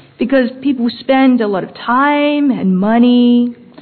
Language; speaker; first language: English; early bilingual, other home language; Chinese